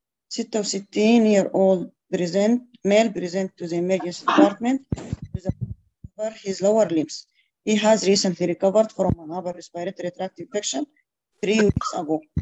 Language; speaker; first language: English; non-native, fluent; Arabic